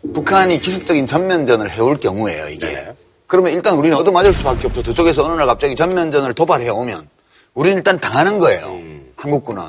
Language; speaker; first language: Korean; native; Korean